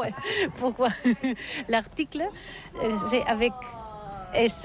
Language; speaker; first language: French; non-native, learner; Catalan